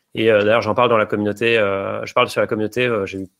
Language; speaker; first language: French; native; French